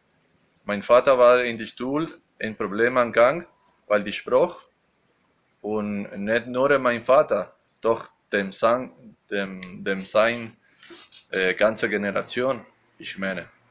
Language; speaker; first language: German; early bilingual, heritage; Spanish